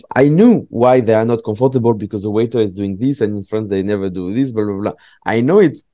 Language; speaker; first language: English; non-native, fluent; French